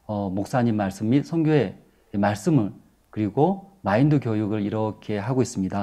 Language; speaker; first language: Korean; native; Korean